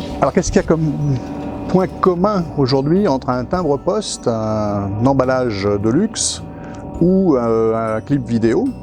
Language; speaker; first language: French; native; French